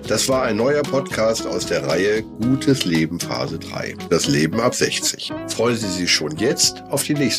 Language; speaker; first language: German; native; German